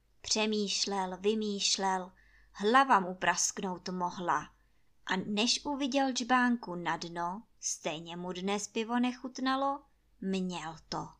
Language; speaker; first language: Czech; native; Czech